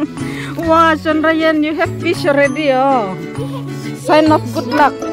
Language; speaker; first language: English; non-native, local second language; Malay